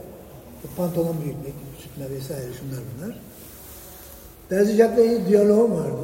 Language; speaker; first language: Turkish; native; Turkish